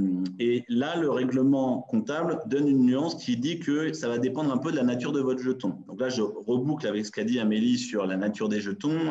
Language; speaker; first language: French; native; French